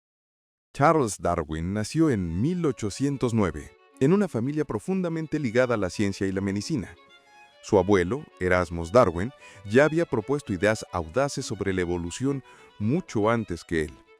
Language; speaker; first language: Spanish; native; Spanish